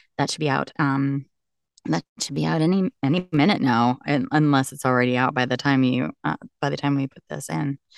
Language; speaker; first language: English; native; English